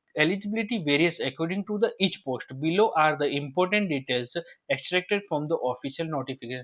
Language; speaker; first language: English; non-native, local second language; Gujarati